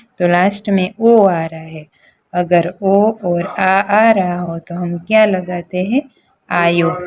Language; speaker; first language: Hindi; native; Hindi